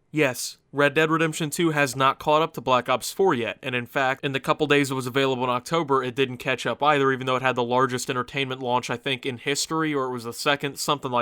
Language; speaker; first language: English; native; English